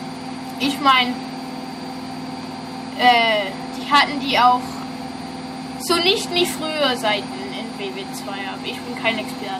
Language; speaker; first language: German; non-native, fluent; English